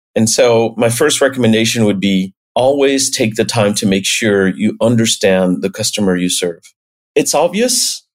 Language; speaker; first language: English; non-native, fluent; French